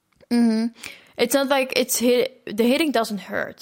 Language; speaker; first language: English; non-native, fluent; Dutch